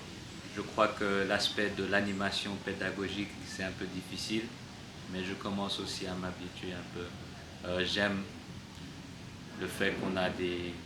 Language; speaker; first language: French; non-native, learner; English